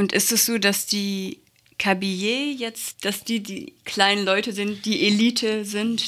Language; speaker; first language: German; native; German